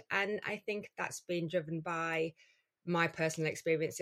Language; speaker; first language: English; native; English